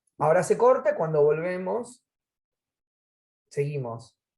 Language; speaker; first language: Spanish; native; Spanish